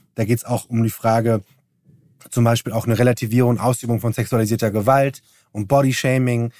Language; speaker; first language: German; early bilingual, other home language; Turkish